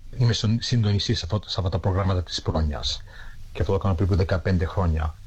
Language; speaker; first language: Greek; early bilingual, heritage; Greek